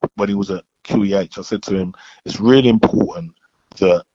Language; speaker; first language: English; native; English